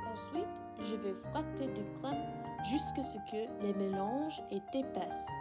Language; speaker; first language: French; non-native, learner; English